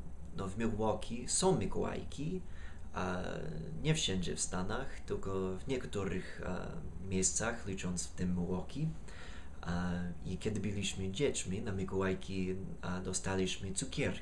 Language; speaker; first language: Polish; non-native, fluent; English